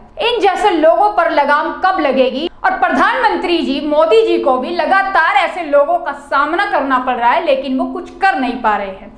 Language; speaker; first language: Hindi; native; Hindi